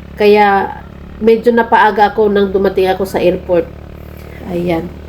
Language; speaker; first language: Filipino; non-native, local second language; Cebuano